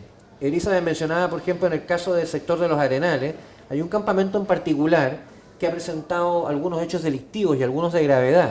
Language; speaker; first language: Spanish; native; Spanish